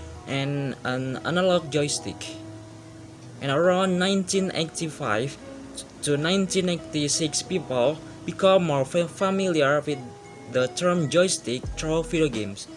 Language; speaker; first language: English; non-native, learner; Indonesian